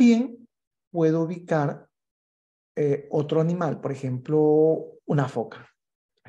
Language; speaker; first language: Spanish; native; Spanish